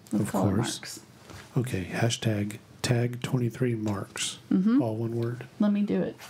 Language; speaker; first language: English; native; English